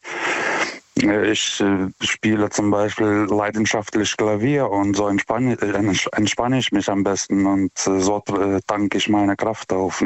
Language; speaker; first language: German; native; German